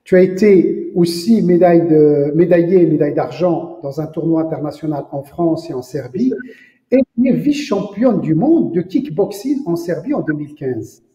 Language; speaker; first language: French; non-native, local second language; Arabic